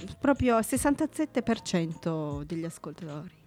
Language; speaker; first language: Italian; native; Italian